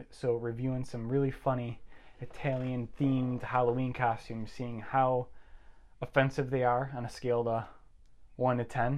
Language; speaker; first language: English; native; English